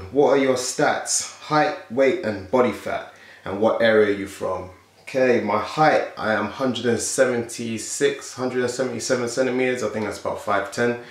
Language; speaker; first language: English; native; English